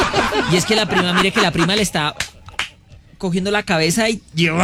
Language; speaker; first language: Spanish; native; Spanish